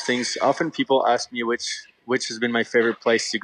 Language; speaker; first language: English; non-native, fluent; French